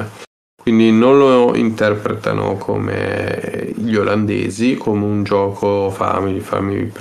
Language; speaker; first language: Italian; native; Italian